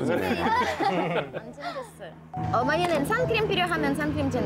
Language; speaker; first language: Korean; non-native, learner; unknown